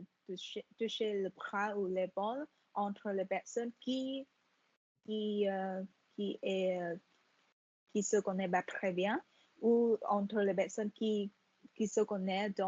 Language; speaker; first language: French; non-native, fluent; Vietnamese